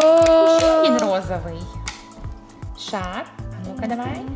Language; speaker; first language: Russian; native; Russian